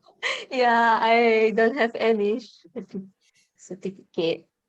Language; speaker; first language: English; non-native, learner; Indonesian